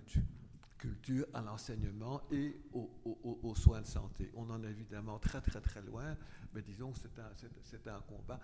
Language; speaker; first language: French; native; French